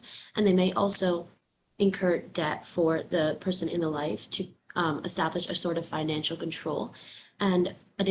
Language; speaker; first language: English; native; English